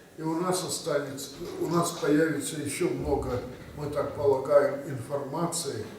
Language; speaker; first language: Russian; native; Russian